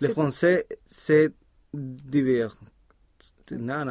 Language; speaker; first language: French; non-native, learner; Spanish